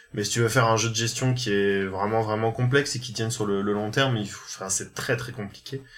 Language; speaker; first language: French; native; French